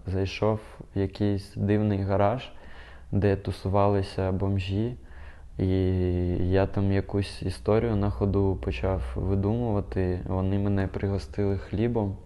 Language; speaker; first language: Ukrainian; non-native, local second language; Russian